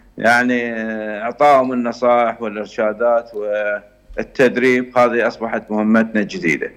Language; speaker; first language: Arabic; native; Arabic